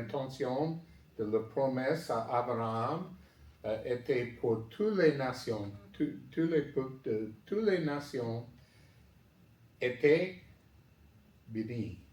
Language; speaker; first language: French; non-native, learner; English